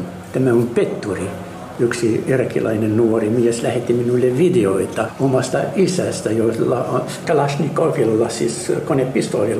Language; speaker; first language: Finnish; non-native, fluent; Arabic